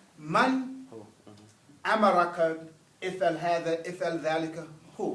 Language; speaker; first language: Arabic; non-native, fluent; English